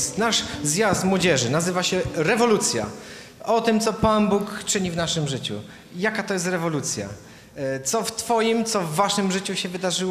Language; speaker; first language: Polish; native; Polish